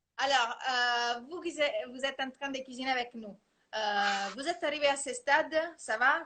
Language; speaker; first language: French; non-native, fluent; Italian